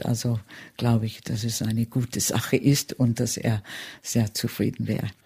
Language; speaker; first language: German; early bilingual, heritage; German